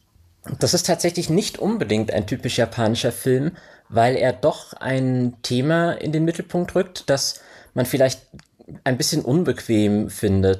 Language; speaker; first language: German; native; German